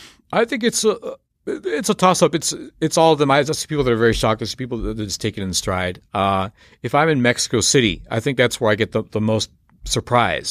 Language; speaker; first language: English; native; English